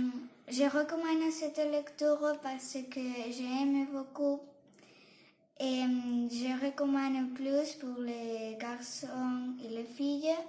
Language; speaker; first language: French; non-native, learner; Catalan